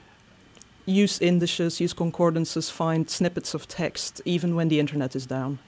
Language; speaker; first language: English; non-native, fluent; Dutch